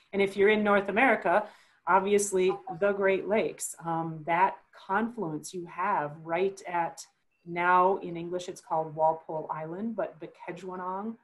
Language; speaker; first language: English; native; English